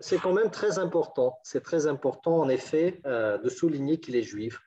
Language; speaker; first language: French; non-native, fluent; Ukrainian